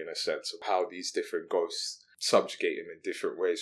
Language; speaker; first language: English; non-native, local second language; Yoruba